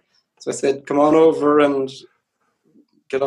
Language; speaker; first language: English; native; English